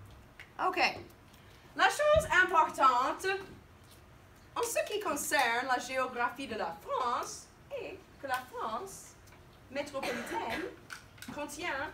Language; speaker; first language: French; non-native, fluent; English